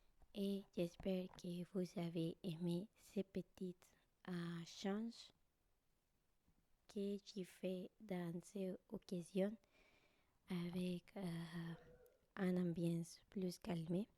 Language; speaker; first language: French; non-native, learner; Spanish